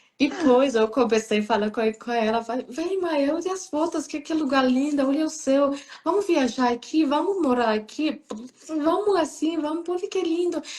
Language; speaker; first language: Portuguese; non-native, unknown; Persian